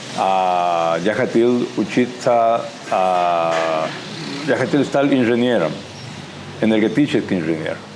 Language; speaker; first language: Russian; non-native, learner; Spanish